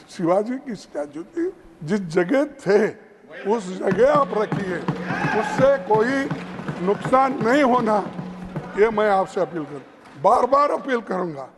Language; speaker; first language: Hindi; non-native, local second language; Kannada